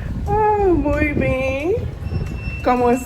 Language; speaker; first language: Spanish; non-native, learner; English